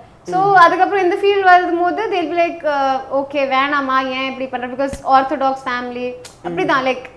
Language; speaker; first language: Tamil; non-native, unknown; Hindi